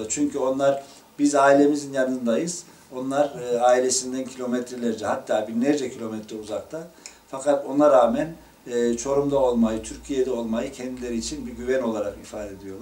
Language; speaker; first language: Turkish; native; Turkish